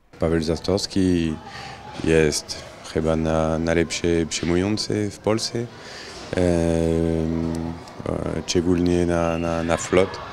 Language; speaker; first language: Polish; non-native, learner; French